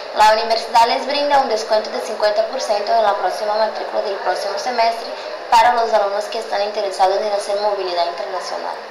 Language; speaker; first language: Spanish; native; Spanish